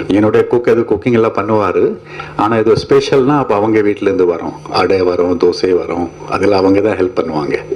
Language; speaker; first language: Tamil; non-native, fluent; Hindi